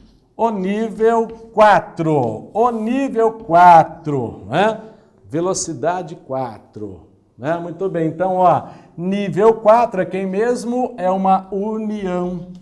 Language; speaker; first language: Portuguese; native; Portuguese